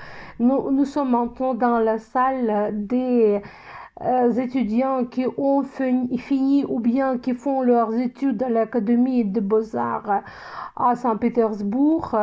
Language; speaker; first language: French; non-native, fluent; Russian